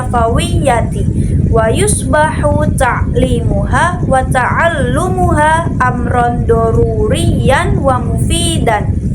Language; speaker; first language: Arabic; non-native, learner; Indonesian